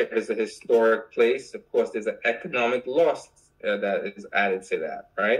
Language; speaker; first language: English; native; English